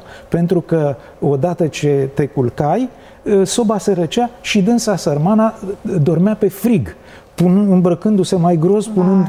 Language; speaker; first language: Romanian; native; Romanian